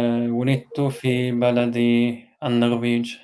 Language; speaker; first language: Arabic; non-native, learner; Norwegian